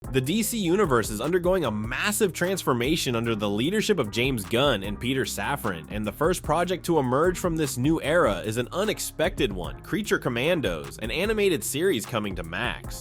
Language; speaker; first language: English; native; English